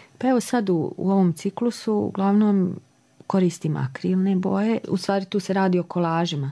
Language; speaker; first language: Serbian; native; Serbian